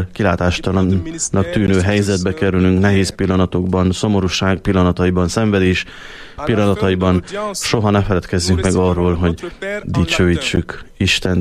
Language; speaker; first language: Hungarian; native; Hungarian